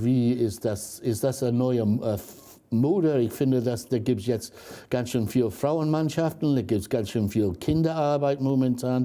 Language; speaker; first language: German; non-native, fluent; English